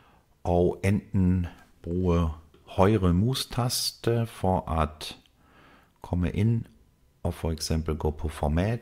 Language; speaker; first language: Danish; non-native, fluent; German